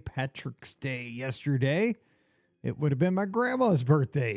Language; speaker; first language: English; native; English